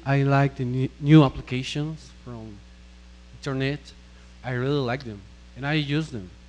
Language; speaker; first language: English; non-native, fluent; Spanish